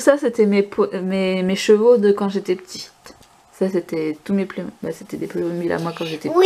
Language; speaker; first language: French; native; French